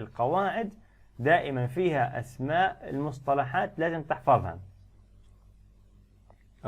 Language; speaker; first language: Arabic; native; Arabic